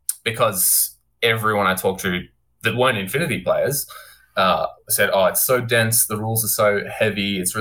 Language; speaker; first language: English; native; English